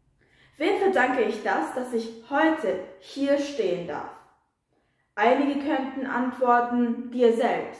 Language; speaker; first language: German; non-native, fluent; Polish